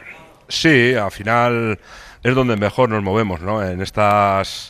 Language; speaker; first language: Spanish; native; Spanish